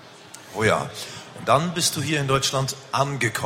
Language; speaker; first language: German; native; German